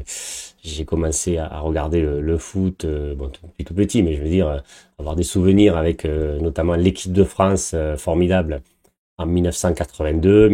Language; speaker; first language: French; native; French